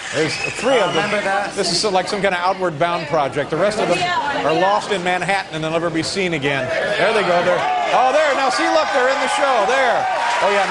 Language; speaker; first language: English; native; English